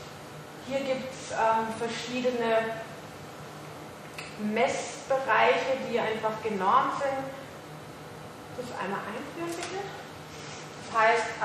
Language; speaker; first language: German; native; German